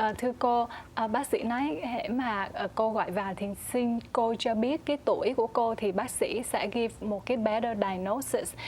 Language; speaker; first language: Vietnamese; early bilingual, heritage; Vietnamese